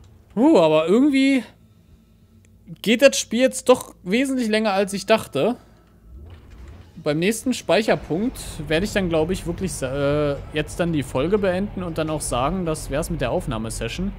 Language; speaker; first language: German; native; German